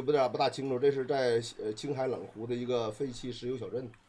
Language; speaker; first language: Chinese; native; Chinese